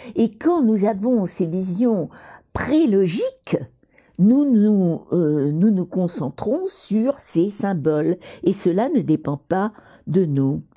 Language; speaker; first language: French; non-native, fluent; Russian